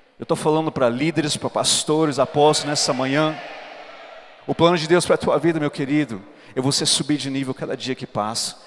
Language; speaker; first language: Portuguese; non-native, fluent; English